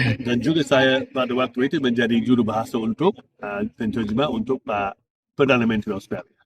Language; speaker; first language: Indonesian; non-native, fluent; English